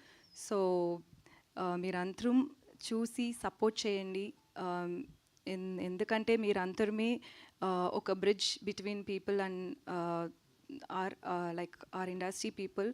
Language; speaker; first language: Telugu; non-native, learner; Tamil